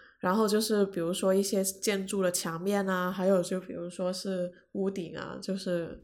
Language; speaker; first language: Chinese; non-native, local second language; Cantonese